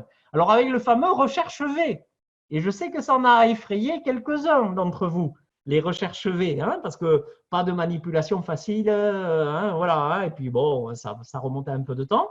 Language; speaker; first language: French; native; French